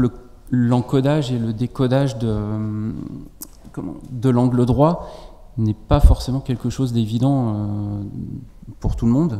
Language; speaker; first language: French; native; French